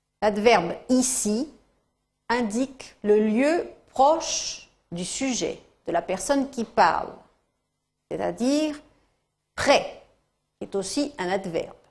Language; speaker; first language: French; non-native, fluent; Spanish